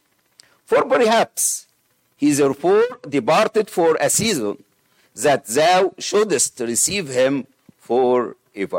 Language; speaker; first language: English; non-native, fluent; Arabic